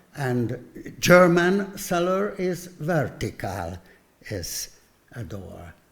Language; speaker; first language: English; non-native, learner; Hungarian